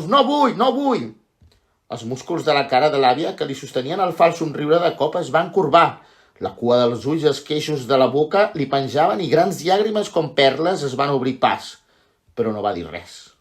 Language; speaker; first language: Catalan; native; Catalan